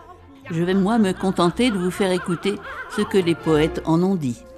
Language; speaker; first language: French; native; French